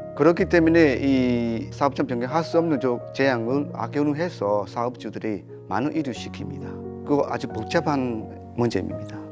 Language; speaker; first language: Korean; non-native, fluent; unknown